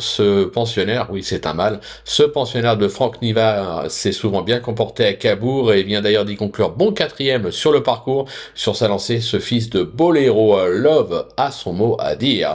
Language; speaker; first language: French; native; French